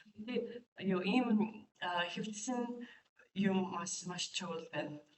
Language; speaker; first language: Mongolian; non-native, fluent; English